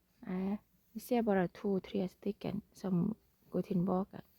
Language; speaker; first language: Swedish; non-native, learner; Thai